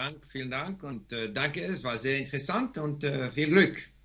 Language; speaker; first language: German; non-native, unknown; English